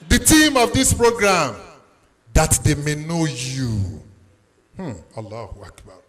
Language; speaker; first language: English; non-native, local second language; Yoruba